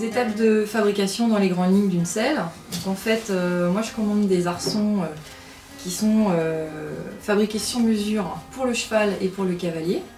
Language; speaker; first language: French; native; French